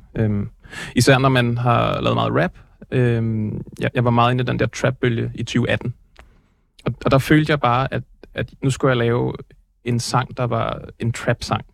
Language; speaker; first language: Danish; native; Danish